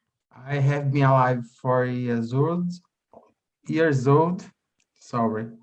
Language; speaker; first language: English; non-native, learner; Portuguese